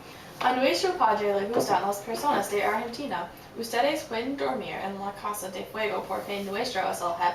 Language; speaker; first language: Spanish; non-native, learner; English